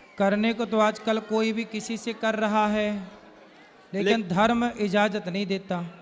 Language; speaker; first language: Hindi; native; Hindi